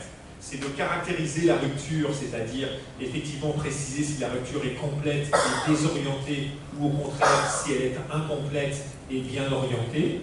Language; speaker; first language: French; native; French